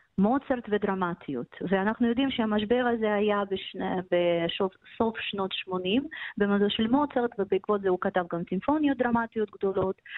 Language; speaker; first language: Hebrew; non-native, fluent; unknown